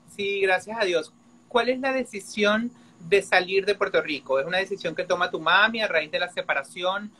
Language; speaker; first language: Spanish; native; Spanish